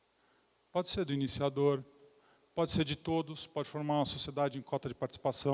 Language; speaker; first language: Portuguese; native; Portuguese